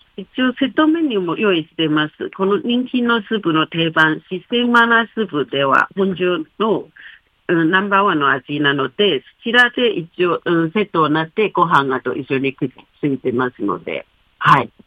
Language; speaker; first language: Japanese; non-native, fluent; Chinese